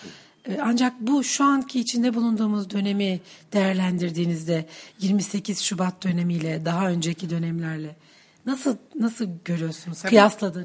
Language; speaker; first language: Turkish; native; Turkish